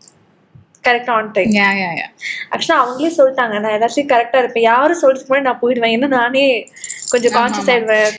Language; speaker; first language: Tamil; native; Tamil